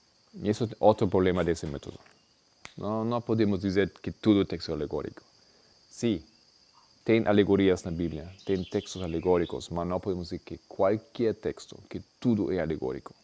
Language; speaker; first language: Portuguese; non-native, fluent; Spanish